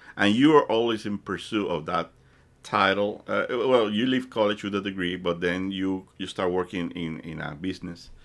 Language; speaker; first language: English; non-native, fluent; Spanish